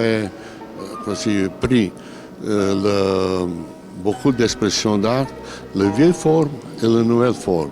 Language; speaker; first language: French; non-native, learner; Italian